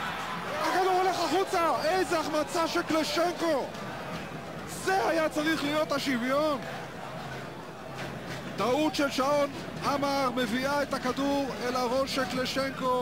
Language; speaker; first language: Hebrew; native; Hebrew